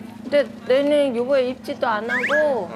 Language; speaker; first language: Korean; non-native, fluent; Vietnamese